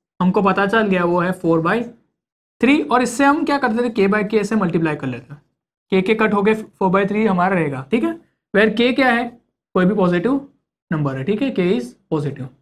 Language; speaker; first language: Hindi; native; Hindi